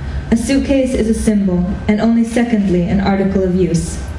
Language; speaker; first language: English; early bilingual, other home language; Hungarian